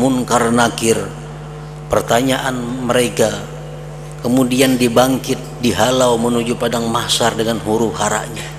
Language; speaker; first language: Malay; non-native, local second language; Banjar